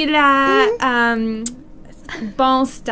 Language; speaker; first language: French; non-native, learner; English